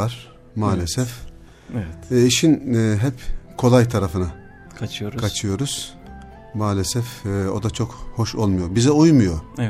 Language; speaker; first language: Turkish; native; Turkish